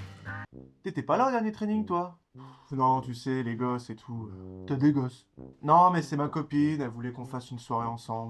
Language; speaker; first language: French; native; French